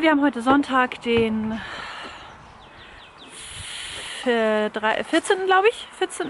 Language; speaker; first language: German; native; German